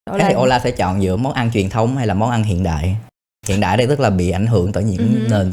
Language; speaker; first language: Vietnamese; native; Vietnamese